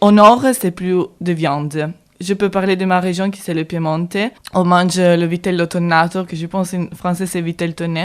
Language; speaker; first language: French; non-native, learner; Italian